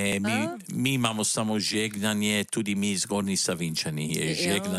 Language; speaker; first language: Slovenian; native; Slovenian